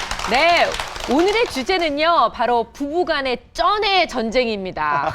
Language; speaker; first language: Korean; native; Korean